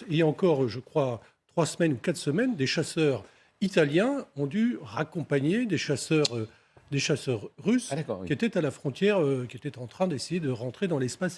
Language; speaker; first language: French; native; French